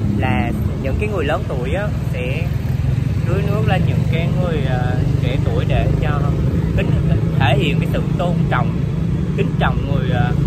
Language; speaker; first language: Vietnamese; native; Vietnamese